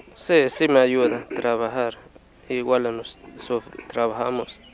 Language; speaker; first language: Spanish; native; Spanish